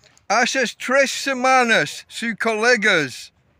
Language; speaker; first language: Spanish; non-native, learner; English